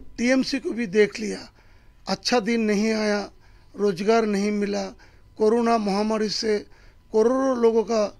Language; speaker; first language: Hindi; non-native, local second language; Bangla